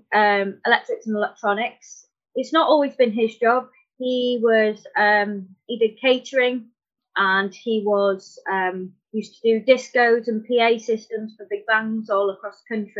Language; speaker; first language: English; native; English